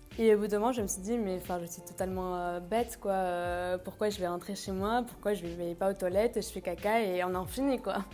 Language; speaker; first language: French; non-native, fluent; Spanish